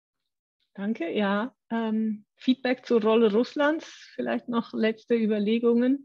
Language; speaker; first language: German; native; German